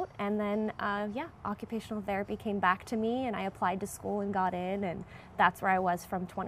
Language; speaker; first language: English; native; English